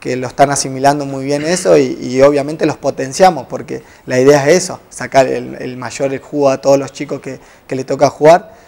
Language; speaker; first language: Spanish; native; Spanish